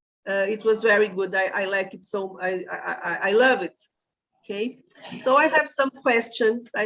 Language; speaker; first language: English; non-native, fluent; Portuguese